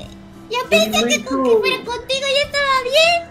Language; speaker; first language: Spanish; native; Spanish